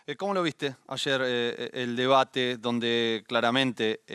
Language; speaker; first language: Spanish; native; Spanish